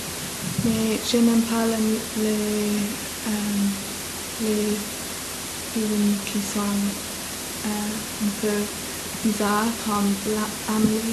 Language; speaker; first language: French; non-native, learner; English